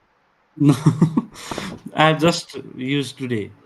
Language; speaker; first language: English; non-native, fluent; Nepali